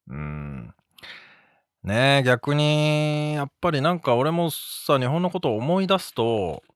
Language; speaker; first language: Japanese; native; Japanese